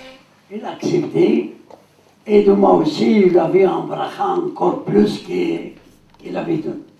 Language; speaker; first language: French; non-native, learner; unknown